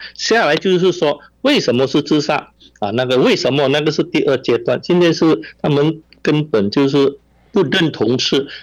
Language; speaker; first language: Chinese; non-native, local second language; Min Nan Chinese